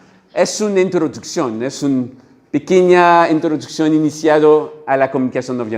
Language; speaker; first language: Spanish; non-native, learner; French